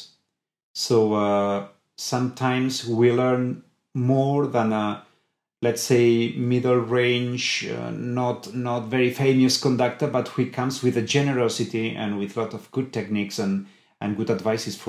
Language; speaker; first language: English; non-native, fluent; Spanish